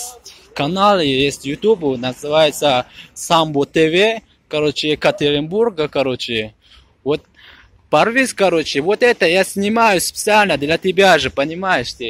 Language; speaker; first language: Russian; non-native, fluent; Tajik